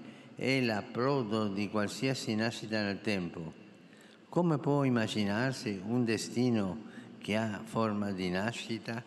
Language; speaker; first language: Italian; non-native, fluent; Spanish